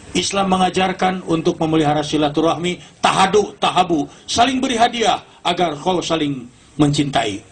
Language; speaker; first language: Indonesian; non-native, local second language; Sundanese